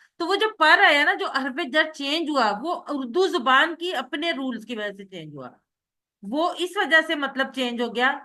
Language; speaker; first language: Urdu; native; Urdu